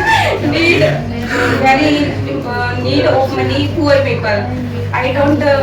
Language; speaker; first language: English; non-native, learner; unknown